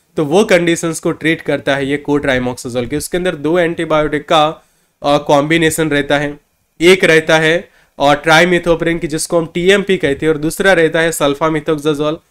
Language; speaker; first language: Hindi; non-native, local second language; Gujarati